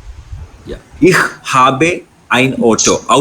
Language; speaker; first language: German; non-native, learner; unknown